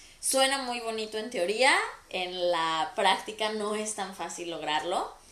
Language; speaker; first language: Spanish; native; Spanish